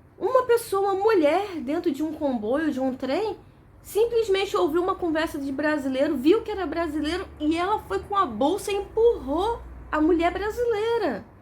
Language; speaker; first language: Portuguese; native; Portuguese